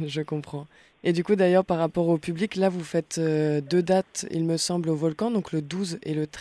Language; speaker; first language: French; native; French